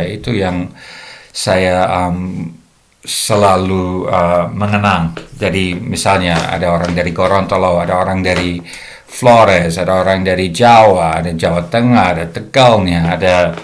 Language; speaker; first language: Indonesian; non-native, fluent; English